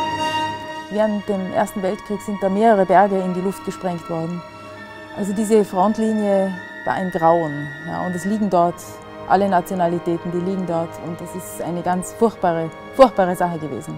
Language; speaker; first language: German; native; German